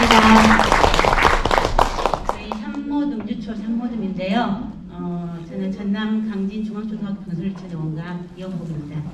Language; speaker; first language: Korean; native; Korean